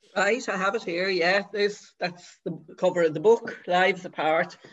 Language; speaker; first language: English; native; English